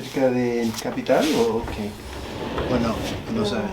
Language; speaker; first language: Spanish; early bilingual, heritage; Spanish